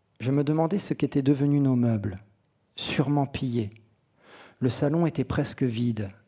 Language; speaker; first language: French; native; French